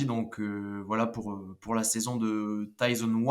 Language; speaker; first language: French; native; French